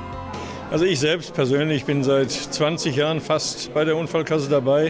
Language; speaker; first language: German; native; German